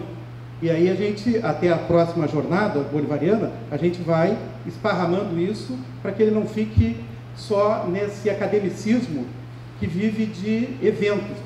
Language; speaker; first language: Portuguese; native; Portuguese